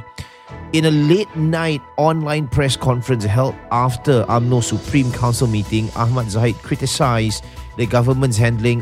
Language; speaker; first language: English; native; English